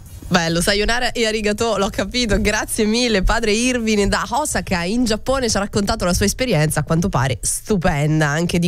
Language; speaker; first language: Italian; native; Italian